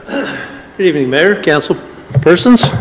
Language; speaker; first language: English; native; English